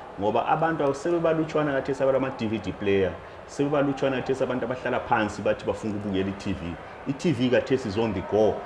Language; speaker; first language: Zulu; native; Zulu